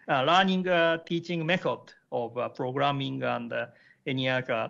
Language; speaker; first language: English; non-native, learner; Japanese